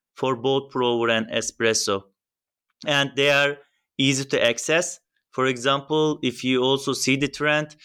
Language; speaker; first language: English; non-native, fluent; Turkish